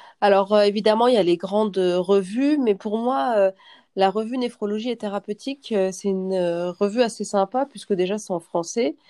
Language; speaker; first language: French; native; French